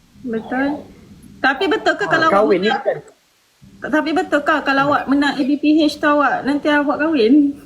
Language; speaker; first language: Malay; native; Malay